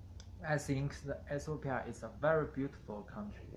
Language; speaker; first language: English; non-native, learner; Chinese